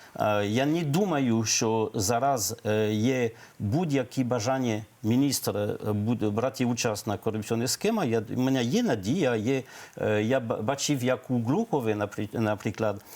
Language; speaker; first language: Ukrainian; non-native, learner; French